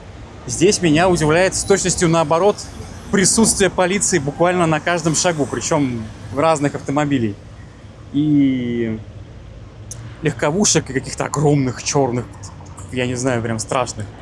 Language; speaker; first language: Russian; native; Russian